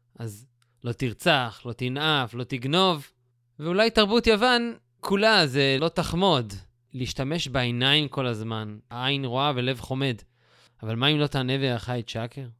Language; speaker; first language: Hebrew; native; Hebrew